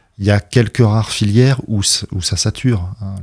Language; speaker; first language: French; native; French